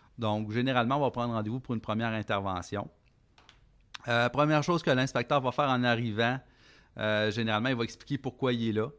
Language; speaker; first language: French; native; French